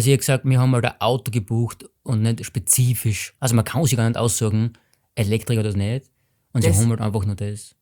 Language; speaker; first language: German; native; German